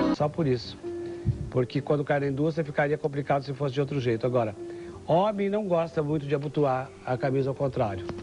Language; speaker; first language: Portuguese; native; Portuguese